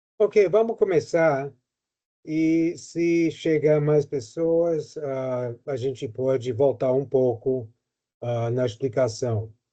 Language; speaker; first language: Portuguese; non-native, fluent; English